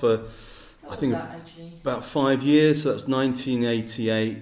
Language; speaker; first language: English; native; English